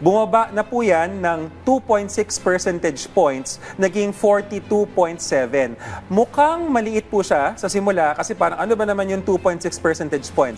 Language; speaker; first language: Filipino; native; Filipino